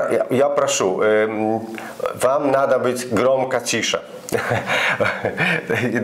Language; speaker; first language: Russian; non-native, learner; Polish